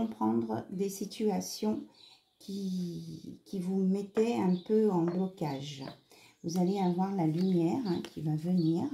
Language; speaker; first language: French; native; French